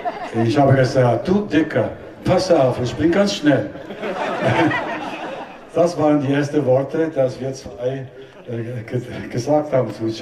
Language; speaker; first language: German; non-native, learner; Italian